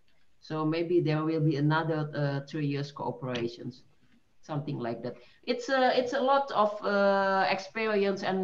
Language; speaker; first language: English; non-native, fluent; Indonesian